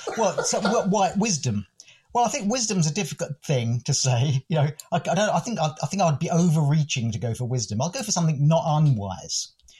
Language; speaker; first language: English; native; English